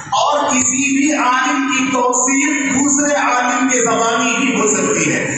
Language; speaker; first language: Urdu; native; Urdu